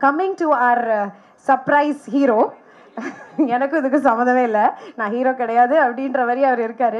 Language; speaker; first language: Tamil; native; Tamil